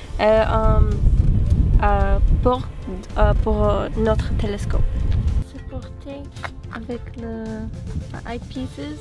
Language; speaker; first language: French; non-native, learner; English